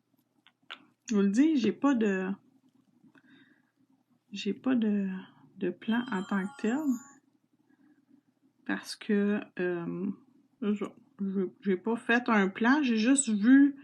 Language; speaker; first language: French; native; French